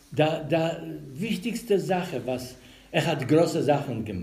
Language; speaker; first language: German; non-native, learner; Polish